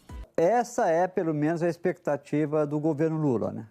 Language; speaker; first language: Portuguese; native; Portuguese